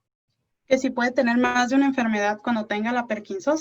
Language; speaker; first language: Spanish; native; Spanish